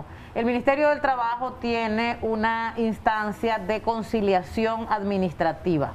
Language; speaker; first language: Spanish; native; Spanish